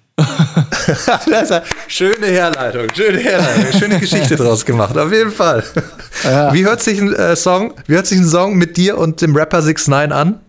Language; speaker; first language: German; native; German